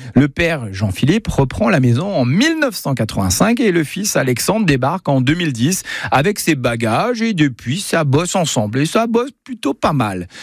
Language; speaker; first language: French; native; French